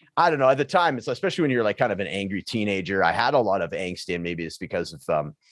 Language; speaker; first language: English; native; English